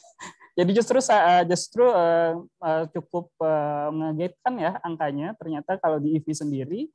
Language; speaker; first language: Indonesian; native; Indonesian